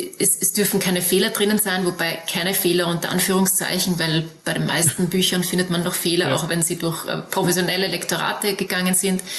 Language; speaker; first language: German; native; German